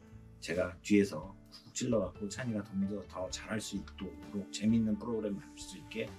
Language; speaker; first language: Korean; native; Korean